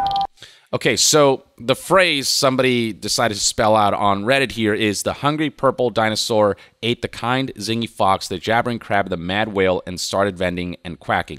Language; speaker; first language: English; native; English